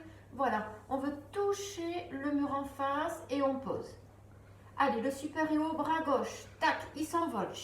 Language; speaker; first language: French; native; French